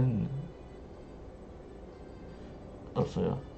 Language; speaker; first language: Korean; non-native, learner; English